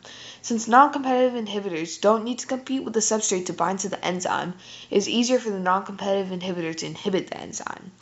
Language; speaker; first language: English; native; English